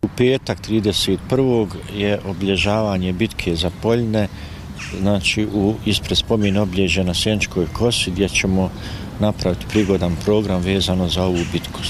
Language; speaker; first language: Serbian; native; Serbian